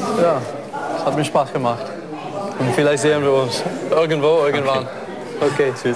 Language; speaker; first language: German; non-native, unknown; English